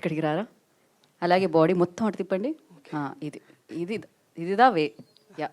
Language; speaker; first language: Telugu; native; Telugu